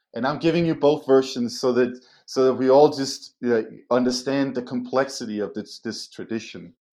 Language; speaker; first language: English; non-native, fluent; Danish